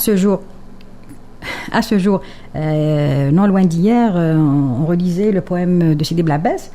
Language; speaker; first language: French; non-native, local second language; Arabic